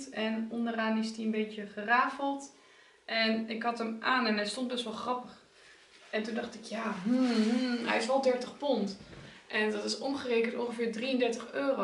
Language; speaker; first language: Dutch; native; Dutch